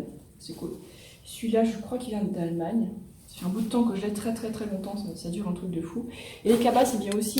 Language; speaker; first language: French; native; French